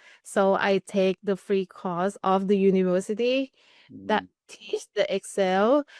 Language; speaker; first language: English; non-native, learner; Thai